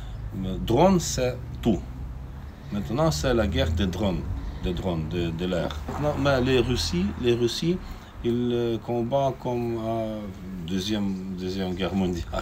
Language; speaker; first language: French; non-native, learner; Ukrainian